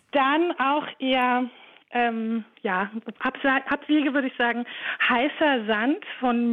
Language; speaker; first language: German; native; German